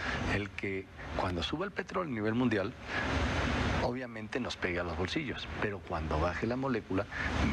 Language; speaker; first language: Spanish; native; Spanish